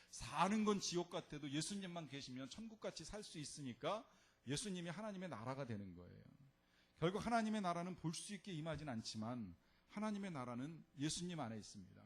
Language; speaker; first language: Korean; native; Korean